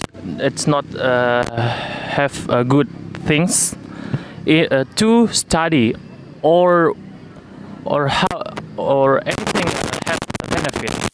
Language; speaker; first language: English; non-native, learner; Indonesian